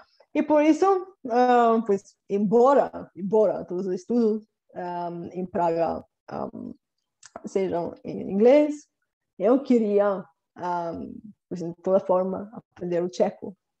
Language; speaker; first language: Portuguese; non-native, fluent; Bulgarian